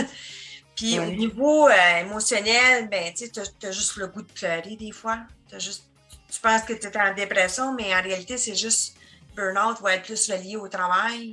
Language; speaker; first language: French; native; French